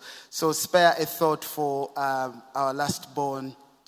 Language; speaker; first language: English; non-native, local second language; Ganda